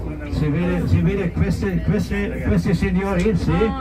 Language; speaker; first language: Italian; non-native, fluent; German